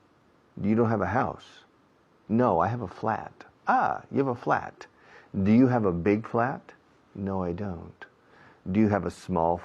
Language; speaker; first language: English; non-native, fluent; Spanish